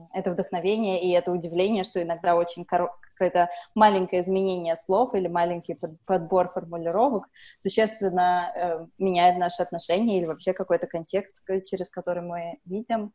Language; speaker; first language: Russian; native; Russian